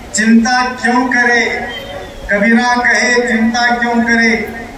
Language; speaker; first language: Hindi; non-native, local second language; Marathi